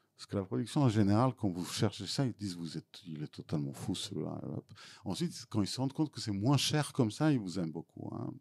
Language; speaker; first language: French; non-native, fluent; Serbian